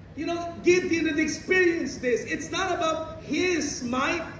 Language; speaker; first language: English; non-native, local second language; Filipino